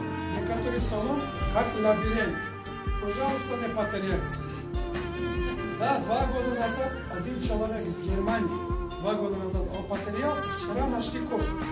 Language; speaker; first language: Russian; non-native, learner; Turkish